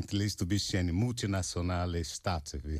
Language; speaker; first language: German; non-native, fluent; Portuguese